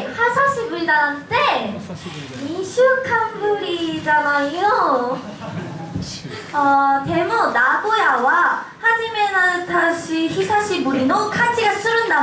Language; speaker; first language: Japanese; non-native, learner; Korean